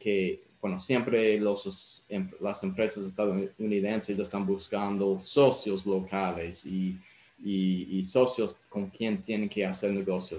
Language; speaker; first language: Spanish; non-native, fluent; English